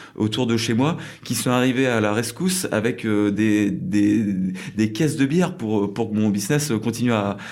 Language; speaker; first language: French; native; French